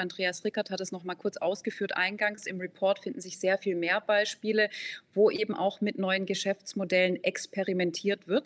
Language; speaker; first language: German; native; German